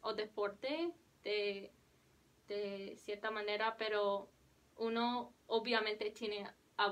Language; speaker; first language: Spanish; non-native, learner; English